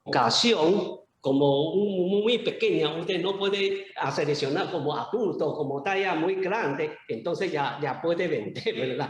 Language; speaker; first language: Spanish; non-native, learner; Chinese